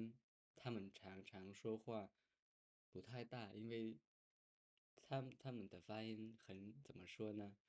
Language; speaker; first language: Chinese; non-native, learner; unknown